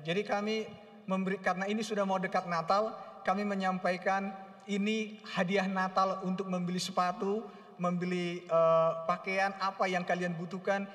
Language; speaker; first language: Indonesian; non-native, local second language; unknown